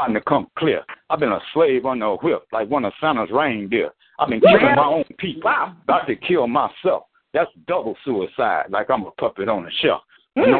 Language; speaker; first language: English; native; English